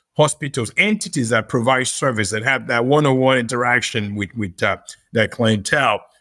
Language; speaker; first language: English; non-native, local second language; Yoruba